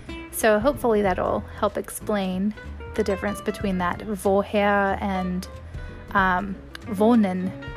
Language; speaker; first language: English; native; English